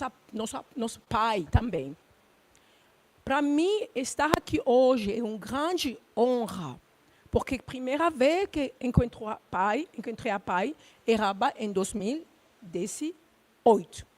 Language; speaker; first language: Portuguese; non-native, learner; Luba-Lulua